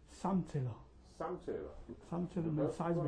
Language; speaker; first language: Danish; non-native, learner; Croatian